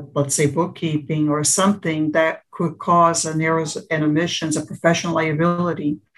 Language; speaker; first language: English; early bilingual, other home language; Portuguese